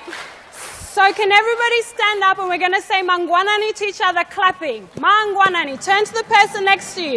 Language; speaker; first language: English; non-native, local second language; Shona